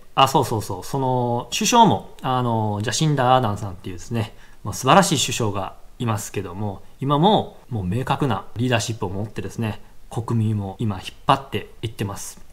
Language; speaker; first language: Japanese; native; Japanese